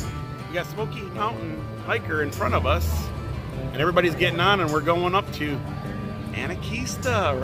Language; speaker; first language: English; native; English